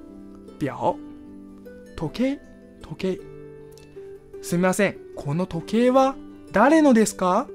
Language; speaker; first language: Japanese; non-native, fluent; Chinese